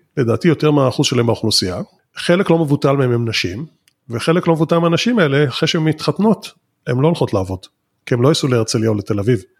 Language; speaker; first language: Hebrew; native; Hebrew